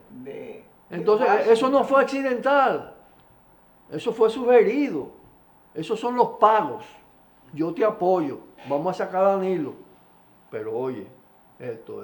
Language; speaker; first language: Spanish; native; Spanish